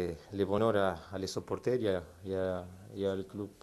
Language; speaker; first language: French; non-native, fluent; Spanish